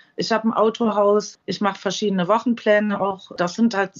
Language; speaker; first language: German; native; German